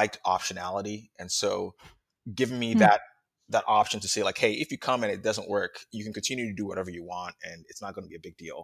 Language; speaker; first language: English; non-native, local second language; Akan